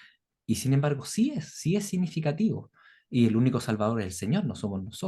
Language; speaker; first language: Spanish; native; Spanish